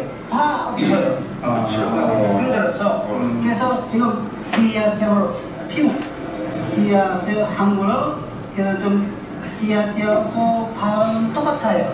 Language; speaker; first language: Korean; non-native, learner; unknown